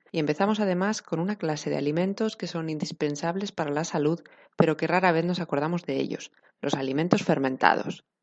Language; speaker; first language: Spanish; native; Spanish